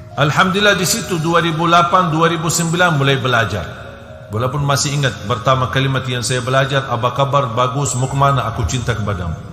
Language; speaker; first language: Indonesian; non-native, fluent; Arabic